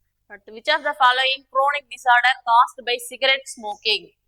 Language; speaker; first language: English; non-native, local second language; Tamil